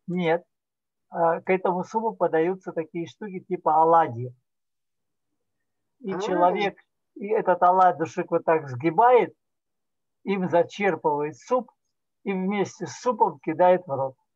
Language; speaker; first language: Russian; native; Russian